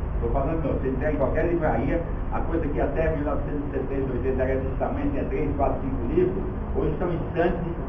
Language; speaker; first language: Portuguese; early bilingual, other home language; Yiddish